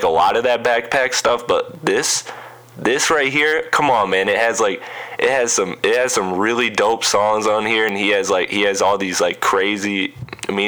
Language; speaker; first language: English; native; English